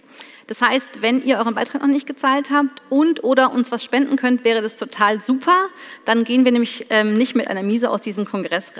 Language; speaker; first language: German; native; German